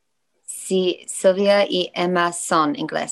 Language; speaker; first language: Spanish; non-native, learner; English